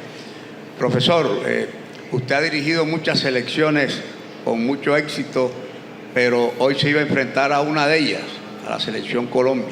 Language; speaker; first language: Spanish; native; Spanish